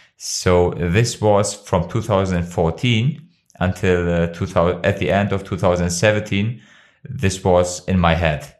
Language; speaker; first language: English; non-native, fluent; Albanian